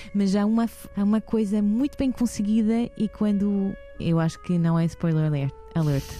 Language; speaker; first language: Portuguese; non-native, fluent; French